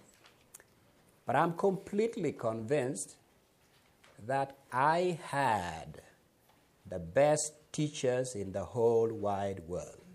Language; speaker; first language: English; non-native, local second language; Acoli